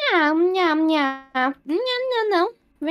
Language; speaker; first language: Portuguese; native; Portuguese